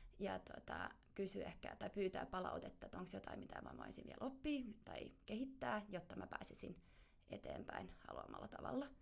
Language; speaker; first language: Finnish; non-native, fluent; German